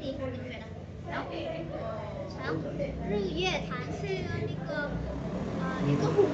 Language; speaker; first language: Chinese; non-native, fluent; Vietnamese